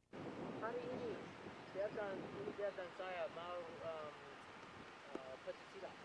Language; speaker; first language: Indonesian; non-native, learner; English